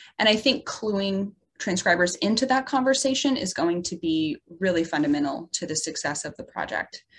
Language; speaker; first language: English; native; English